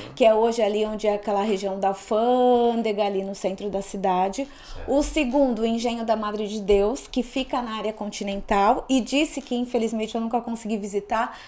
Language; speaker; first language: Portuguese; native; Portuguese